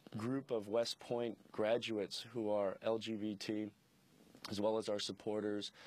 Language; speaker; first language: English; native; English